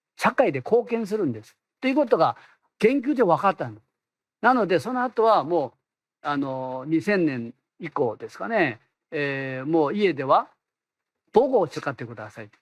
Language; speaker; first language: Japanese; non-native, fluent; Korean